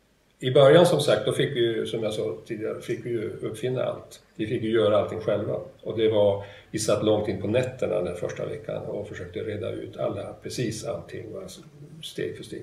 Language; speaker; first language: Swedish; native; Swedish